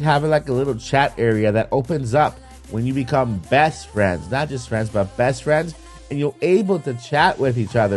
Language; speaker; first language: English; native; English